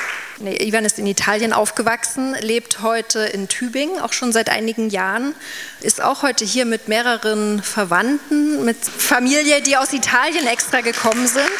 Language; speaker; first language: German; native; German